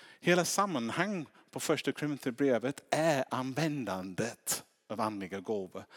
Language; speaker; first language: Swedish; non-native, fluent; English